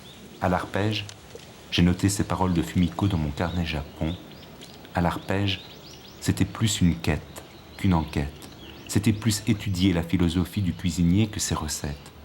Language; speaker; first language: French; native; French